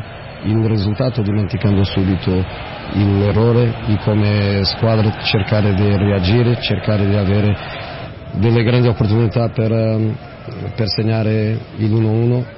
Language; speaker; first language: Italian; non-native, fluent; Portuguese